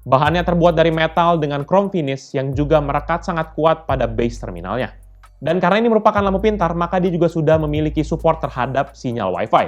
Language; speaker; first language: Indonesian; native; Indonesian